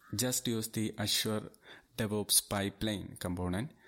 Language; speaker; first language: English; non-native, local second language; Malayalam